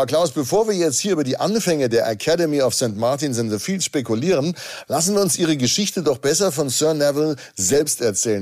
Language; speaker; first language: German; native; German